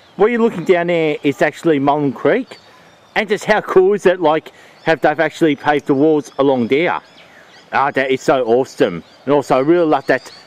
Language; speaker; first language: English; native; English